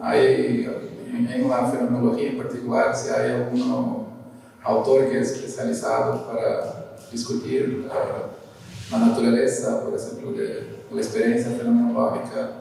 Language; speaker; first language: Spanish; non-native, learner; Portuguese